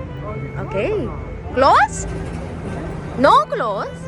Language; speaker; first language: English; non-native, learner; Urdu